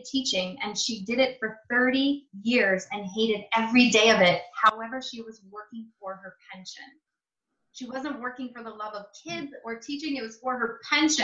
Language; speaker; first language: English; native; English